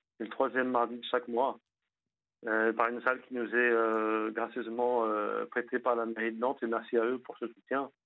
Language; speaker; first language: French; native; French